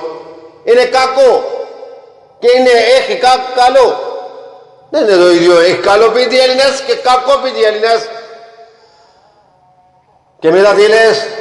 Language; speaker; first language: Greek; non-native, learner; Punjabi